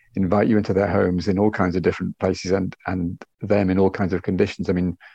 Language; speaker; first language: English; native; English